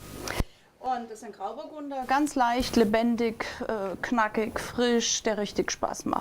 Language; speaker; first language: German; native; German